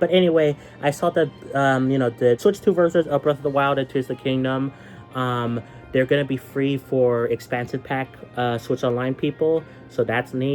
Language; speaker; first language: English; native; English